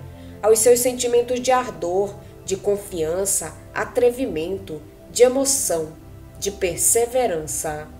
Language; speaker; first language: Portuguese; native; Portuguese